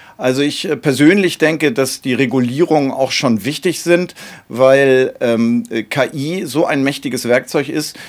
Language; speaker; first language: German; native; German